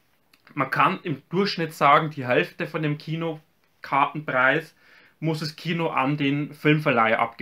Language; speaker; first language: German; native; German